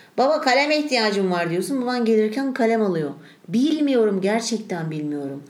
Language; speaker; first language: Turkish; native; Turkish